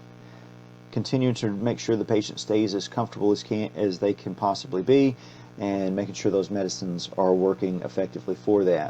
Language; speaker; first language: English; native; English